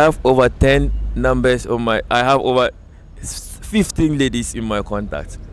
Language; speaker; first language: English; native; English